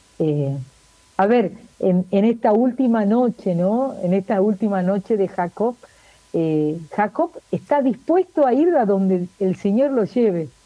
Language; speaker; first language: Spanish; native; Spanish